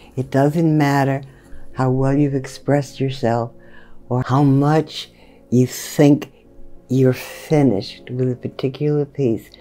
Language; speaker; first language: English; native; English